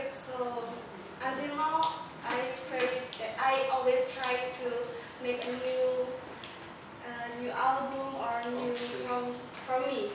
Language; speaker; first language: English; non-native, learner; Indonesian